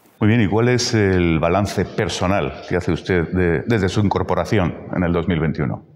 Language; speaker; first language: Spanish; native; Spanish